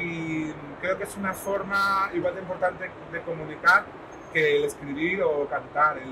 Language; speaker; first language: Spanish; native; Spanish